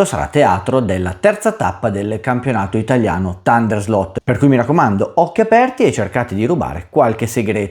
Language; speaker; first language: Italian; native; Italian